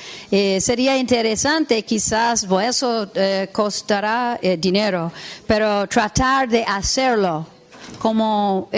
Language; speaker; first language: Spanish; non-native, fluent; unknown